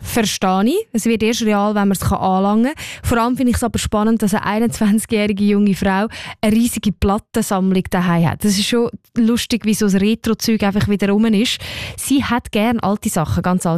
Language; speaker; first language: German; native; German